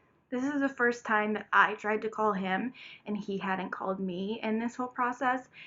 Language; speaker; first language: English; native; English